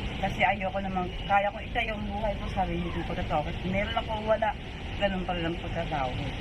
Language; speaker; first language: Filipino; non-native, local second language; Cebuano